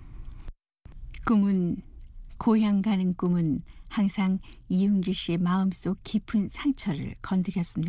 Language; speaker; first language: Korean; native; Korean